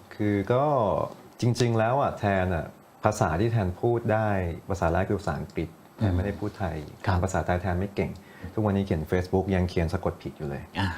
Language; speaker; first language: Thai; non-native, local second language; English